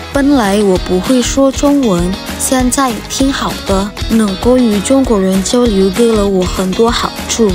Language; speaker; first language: Chinese; non-native, learner; Indonesian